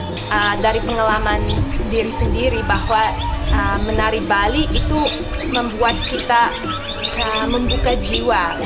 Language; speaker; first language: Indonesian; non-native, fluent; English